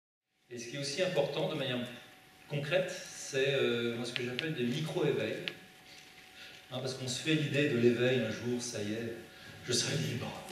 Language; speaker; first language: French; native; French